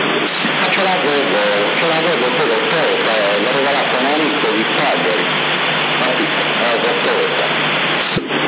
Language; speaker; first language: Italian; native; Italian